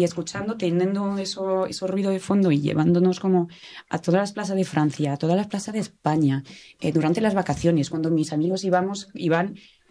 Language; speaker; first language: Spanish; non-native, fluent; French